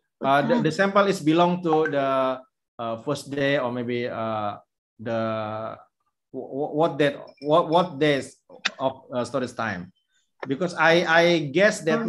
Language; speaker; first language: English; non-native, fluent; Indonesian